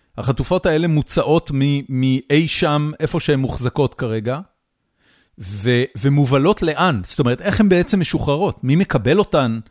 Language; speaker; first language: Hebrew; native; Hebrew